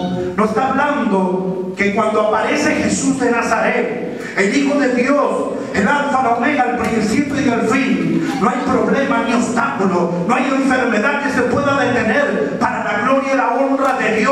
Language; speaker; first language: Spanish; native; Spanish